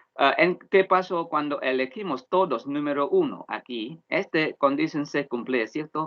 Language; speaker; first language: Spanish; non-native, learner; Vietnamese